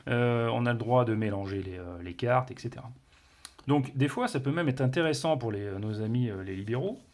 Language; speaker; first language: French; native; French